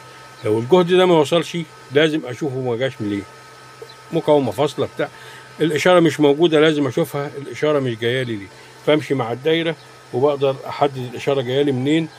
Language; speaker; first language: Arabic; native; Arabic